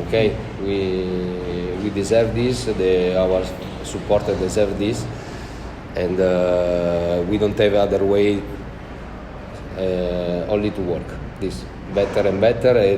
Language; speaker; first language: English; non-native, learner; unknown